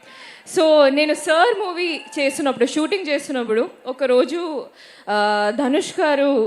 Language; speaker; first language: Telugu; non-native, learner; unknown